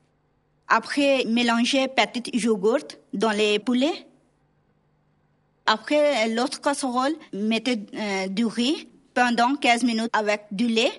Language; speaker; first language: French; non-native, learner; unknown